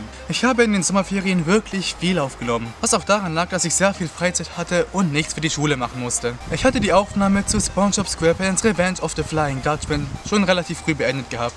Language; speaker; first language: German; native; German